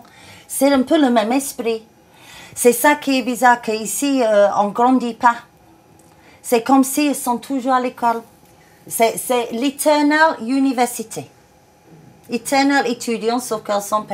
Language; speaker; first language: French; non-native, fluent; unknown